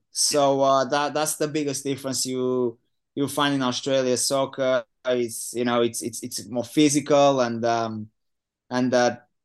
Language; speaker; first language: English; non-native, fluent; Portuguese